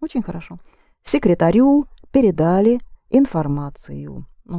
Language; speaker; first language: Russian; non-native, fluent; English